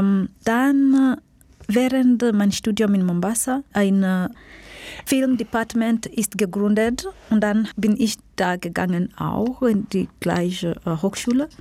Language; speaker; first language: German; non-native, fluent; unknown